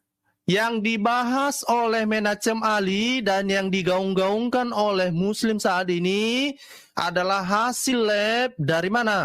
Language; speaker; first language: Indonesian; native; Indonesian